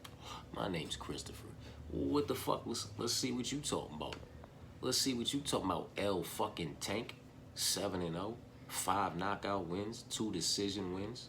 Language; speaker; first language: English; native; English